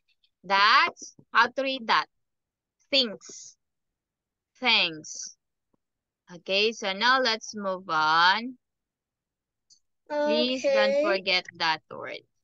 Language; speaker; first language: English; non-native, fluent; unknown